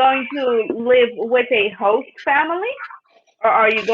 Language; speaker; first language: English; non-native, fluent; Spanish